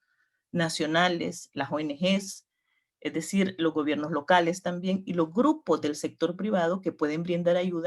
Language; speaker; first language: Spanish; native; Spanish